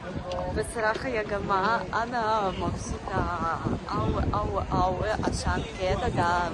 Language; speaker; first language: Arabic; non-native, learner; Russian